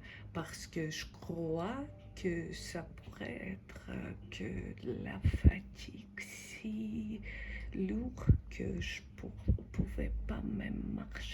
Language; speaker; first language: French; non-native, fluent; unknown